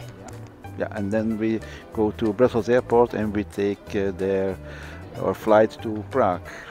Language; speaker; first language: English; non-native, fluent; Dutch